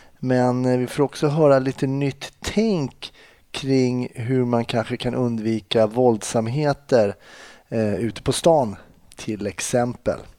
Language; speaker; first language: Swedish; native; Swedish